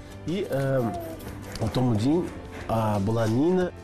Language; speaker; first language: Russian; non-native, learner; Portuguese